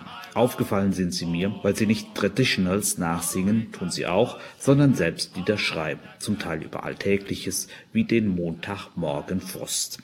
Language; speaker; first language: German; native; German